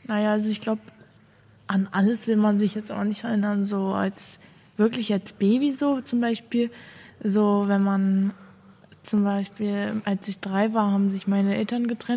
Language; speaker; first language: German; native; German